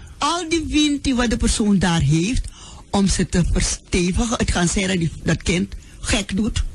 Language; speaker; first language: Dutch; non-native, local second language; Sranan Tongo